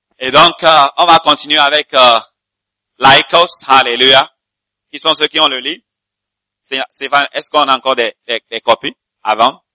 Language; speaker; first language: French; non-native, fluent; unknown